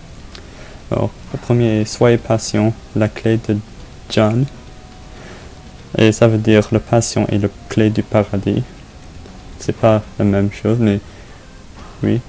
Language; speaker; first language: French; non-native, learner; English